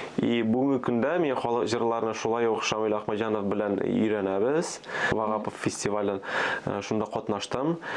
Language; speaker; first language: Tatar; early bilingual, other home language; Armenian